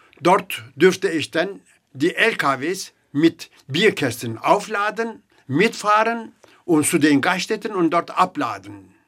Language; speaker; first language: German; non-native, fluent; Turkish